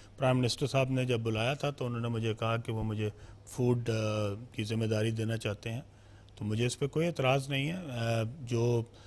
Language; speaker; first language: Urdu; non-native, local second language; Punjabi